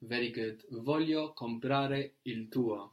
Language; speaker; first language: Italian; non-native, fluent; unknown